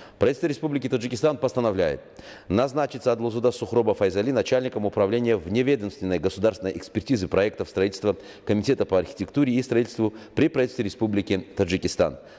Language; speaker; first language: Russian; non-native, local second language; Tajik